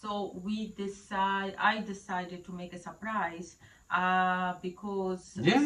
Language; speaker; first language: English; non-native, fluent; Portuguese